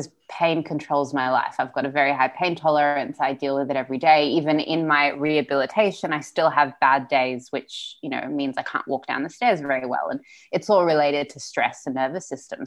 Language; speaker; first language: English; non-native, local second language; Russian